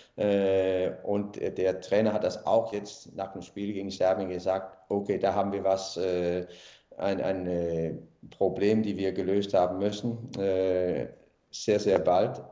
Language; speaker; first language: German; non-native, fluent; Danish